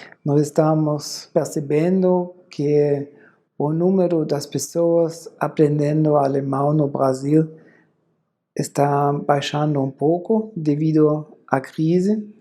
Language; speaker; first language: Portuguese; non-native, fluent; German